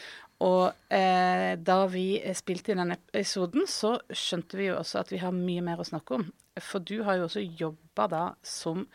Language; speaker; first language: Norwegian; native; Norwegian